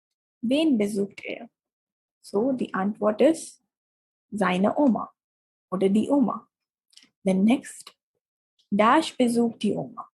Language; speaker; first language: German; non-native, fluent; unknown